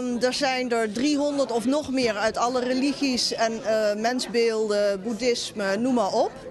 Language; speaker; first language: Dutch; non-native, fluent; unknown